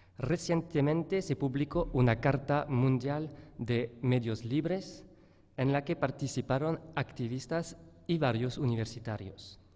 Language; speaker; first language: Spanish; non-native, fluent; French